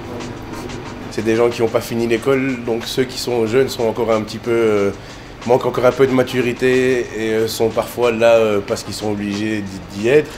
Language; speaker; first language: French; native; French